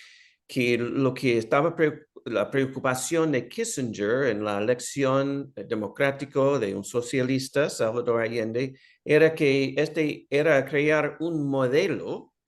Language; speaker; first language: Spanish; non-native, fluent; English